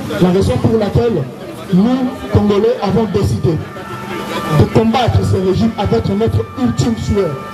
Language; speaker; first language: French; non-native, local second language; Lingala